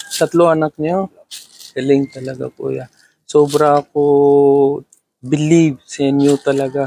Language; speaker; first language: Filipino; non-native, learner; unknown